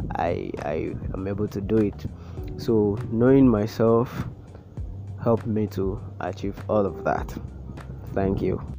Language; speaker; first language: English; non-native, local second language; Igbo